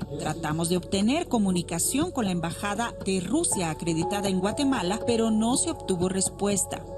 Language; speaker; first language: Spanish; native; Spanish